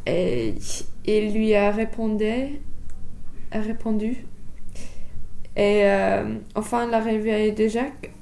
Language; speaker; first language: French; non-native, learner; English